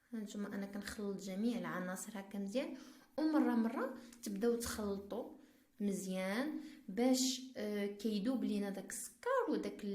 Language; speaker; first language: Arabic; native; Arabic